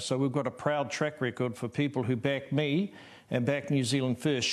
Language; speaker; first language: English; native; English